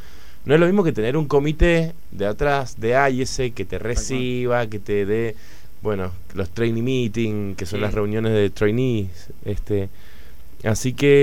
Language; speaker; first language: Spanish; native; Spanish